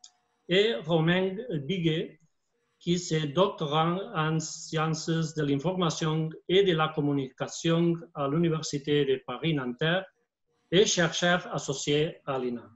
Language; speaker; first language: French; non-native, fluent; Spanish